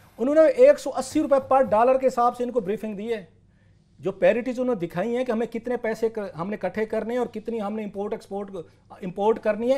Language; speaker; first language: Urdu; non-native, local second language; Saraiki